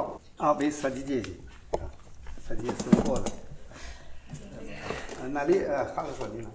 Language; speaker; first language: Russian; non-native, learner; Chinese